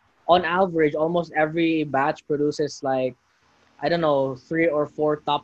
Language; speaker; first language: English; non-native, local second language; Cebuano